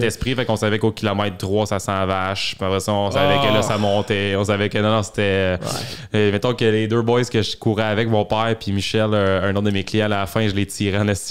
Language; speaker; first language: French; native; French